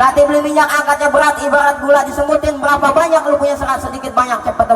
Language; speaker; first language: Indonesian; native; Indonesian